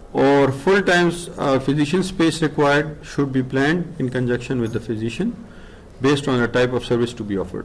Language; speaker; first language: English; non-native, local second language; Urdu